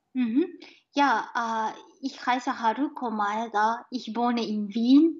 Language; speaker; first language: German; non-native, learner; Japanese